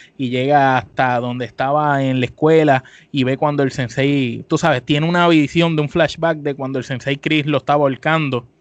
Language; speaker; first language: Spanish; native; Spanish